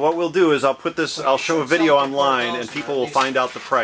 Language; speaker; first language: English; native; English